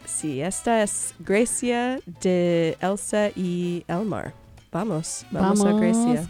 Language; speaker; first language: Spanish; non-native, learner; English